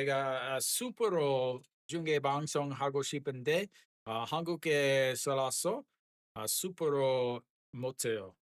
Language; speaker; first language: Korean; non-native, learner; English